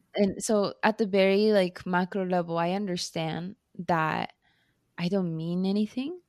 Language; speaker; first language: English; non-native, fluent; Japanese